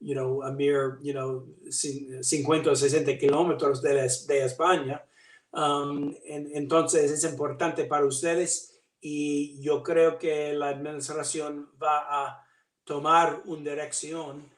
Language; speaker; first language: Spanish; non-native, learner; English